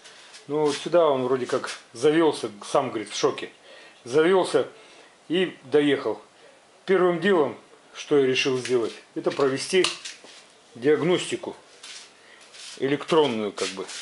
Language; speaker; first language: Russian; native; Russian